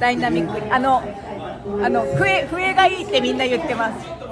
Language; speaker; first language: Japanese; native; Japanese